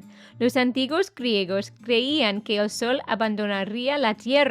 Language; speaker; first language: Spanish; non-native, fluent; English